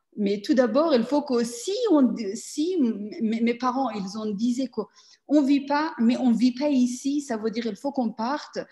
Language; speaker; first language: French; non-native, learner; Persian